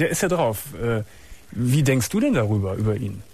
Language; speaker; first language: German; native; German